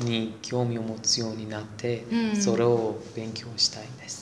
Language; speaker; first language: Japanese; non-native, learner; Persian